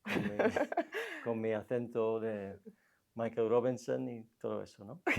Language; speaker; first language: Spanish; non-native, fluent; English